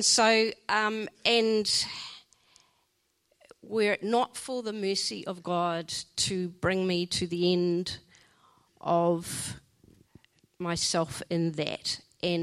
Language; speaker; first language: English; native; English